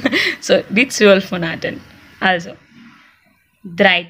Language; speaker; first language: German; non-native, fluent; Hindi